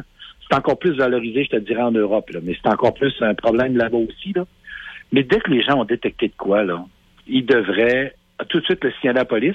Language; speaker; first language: French; native; French